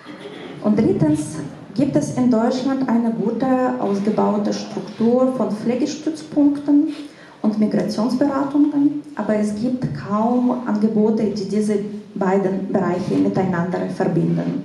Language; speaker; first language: German; non-native, fluent; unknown